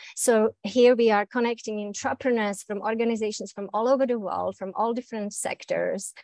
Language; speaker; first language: English; native; English